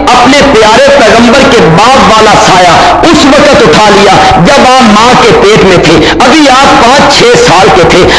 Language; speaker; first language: Urdu; non-native, local second language; Punjabi